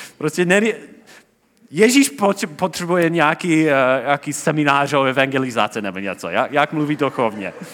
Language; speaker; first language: Czech; non-native, fluent; English